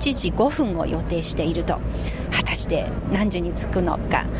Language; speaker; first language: Japanese; non-native, fluent; Chinese